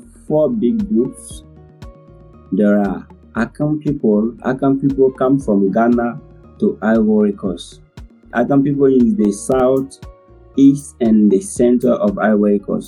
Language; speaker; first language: English; non-native, learner; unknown